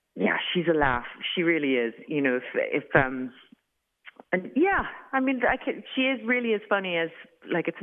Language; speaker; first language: English; native; English